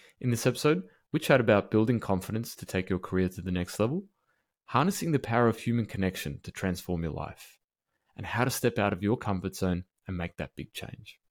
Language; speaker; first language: English; native; English